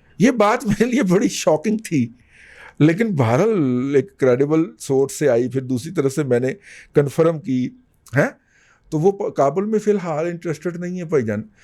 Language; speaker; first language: Urdu; non-native, local second language; Punjabi